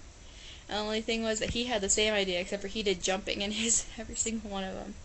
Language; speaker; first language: English; native; English